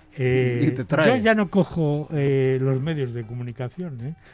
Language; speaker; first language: Spanish; native; Spanish